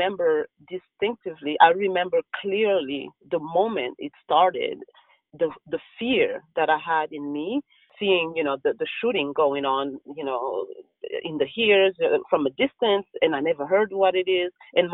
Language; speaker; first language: English; non-native, local second language; Kinyarwanda